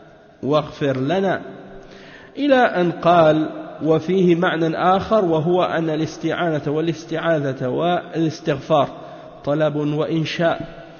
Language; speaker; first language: Arabic; non-native, fluent; French